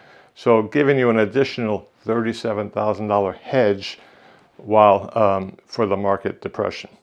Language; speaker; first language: English; native; English